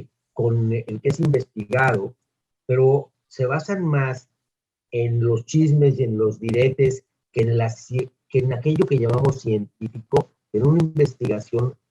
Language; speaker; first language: Spanish; native; Spanish